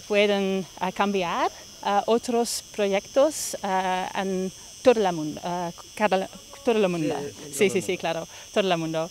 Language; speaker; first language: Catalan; non-native, learner; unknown